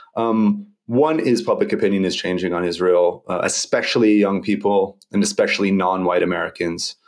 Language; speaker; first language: English; native; English